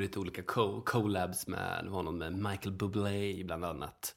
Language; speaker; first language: Swedish; native; Swedish